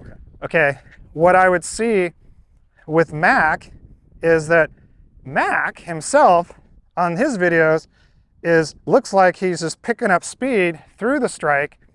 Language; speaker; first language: English; native; English